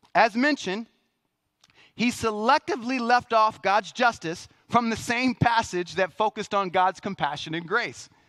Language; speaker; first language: English; native; English